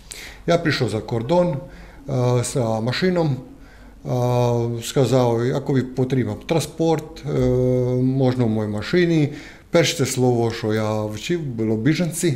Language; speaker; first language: Ukrainian; non-native, learner; Croatian